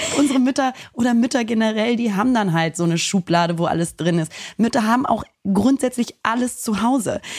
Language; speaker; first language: German; native; German